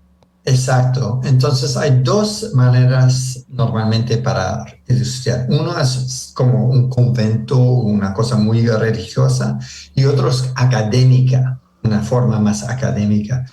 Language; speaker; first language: Spanish; early bilingual, heritage; Spanish